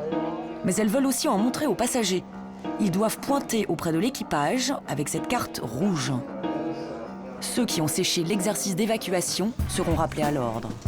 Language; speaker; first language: French; native; French